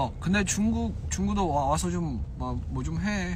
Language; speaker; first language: Korean; non-native, fluent; Chinese